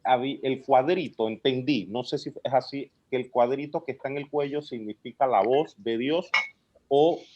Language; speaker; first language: Spanish; native; Spanish